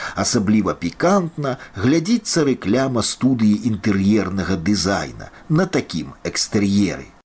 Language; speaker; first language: Belarusian; native; Belarusian